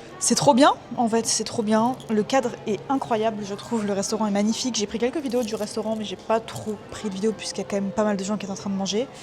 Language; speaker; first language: French; native; French